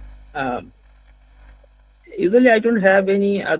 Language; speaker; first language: English; non-native, learner; Bangla